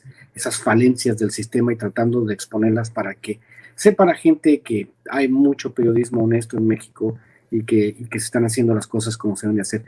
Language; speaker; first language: Spanish; native; Spanish